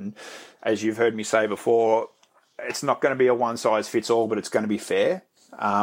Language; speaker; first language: English; native; English